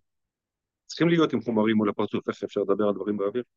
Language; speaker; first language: Hebrew; native; Hebrew